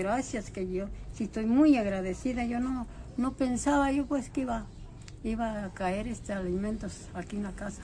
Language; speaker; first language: Spanish; native; Spanish